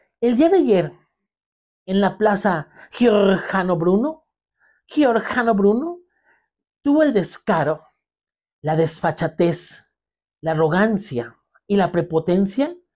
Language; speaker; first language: Spanish; native; Spanish